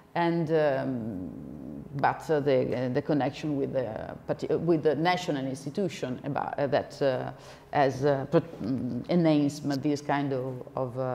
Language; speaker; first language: English; non-native, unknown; Italian